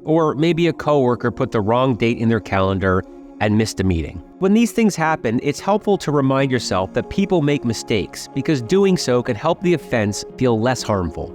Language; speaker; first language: English; native; English